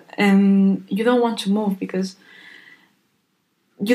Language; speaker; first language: English; non-native, fluent; Spanish